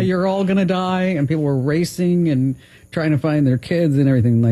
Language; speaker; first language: English; native; English